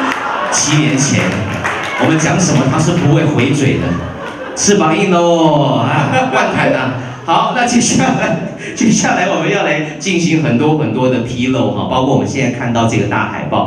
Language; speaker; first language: Chinese; native; Chinese